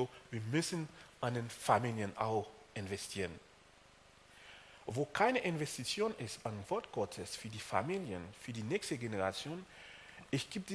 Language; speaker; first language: German; non-native, fluent; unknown